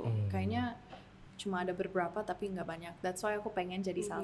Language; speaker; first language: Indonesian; early bilingual, heritage; English